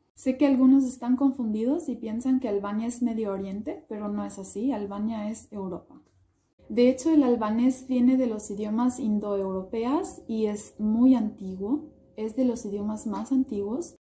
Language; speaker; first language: Spanish; non-native, fluent; Albanian